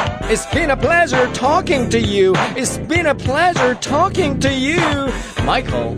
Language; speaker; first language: English; non-native, fluent; Korean